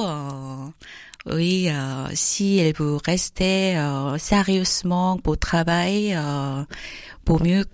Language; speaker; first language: French; non-native, learner; Korean